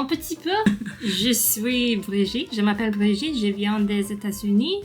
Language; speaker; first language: French; non-native, learner; English